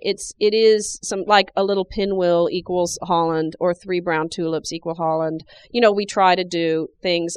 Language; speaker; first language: English; native; English